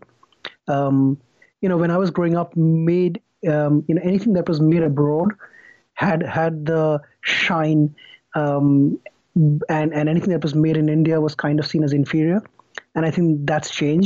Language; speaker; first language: English; non-native, local second language; Bangla